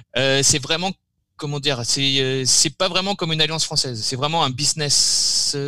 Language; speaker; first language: French; native; French